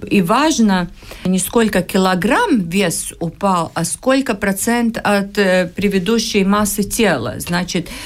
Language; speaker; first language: Russian; non-native, local second language; Latvian